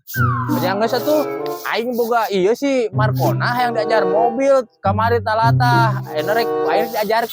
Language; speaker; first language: Indonesian; non-native, local second language; Sundanese